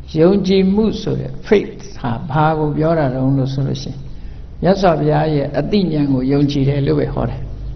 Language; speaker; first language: Burmese; native; Burmese